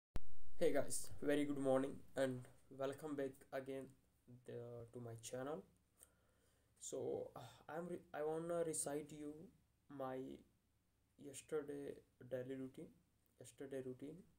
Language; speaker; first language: English; non-native, learner; Hindi